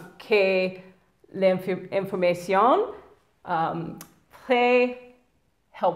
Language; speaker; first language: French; non-native, learner; English